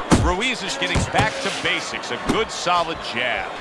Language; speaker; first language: English; native; English